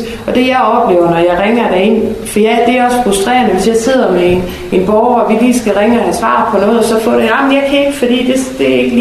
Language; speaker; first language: Danish; native; Danish